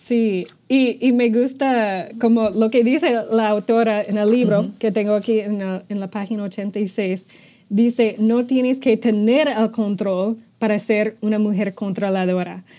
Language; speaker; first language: Spanish; non-native, fluent; English